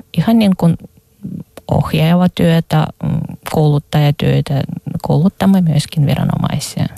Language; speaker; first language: Finnish; non-native, fluent; Russian